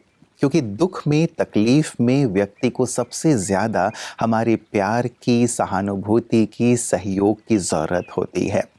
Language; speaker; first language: Hindi; native; Hindi